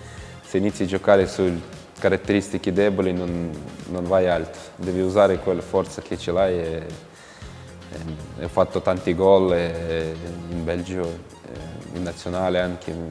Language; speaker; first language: Italian; non-native, fluent; Ukrainian